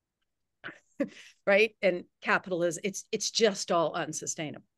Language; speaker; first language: English; native; English